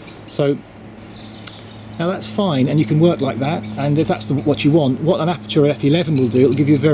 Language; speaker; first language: English; native; English